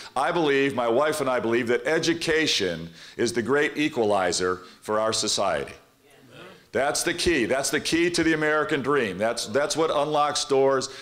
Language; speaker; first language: English; native; English